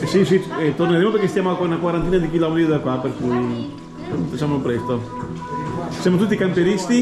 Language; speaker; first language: Italian; native; Italian